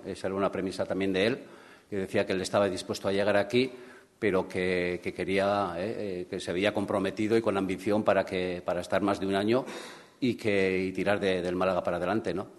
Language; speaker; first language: Spanish; native; Spanish